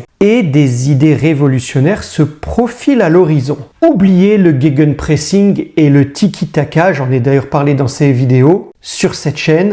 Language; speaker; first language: French; native; French